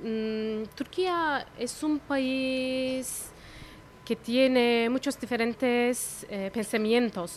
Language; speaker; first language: Spanish; non-native, fluent; Turkish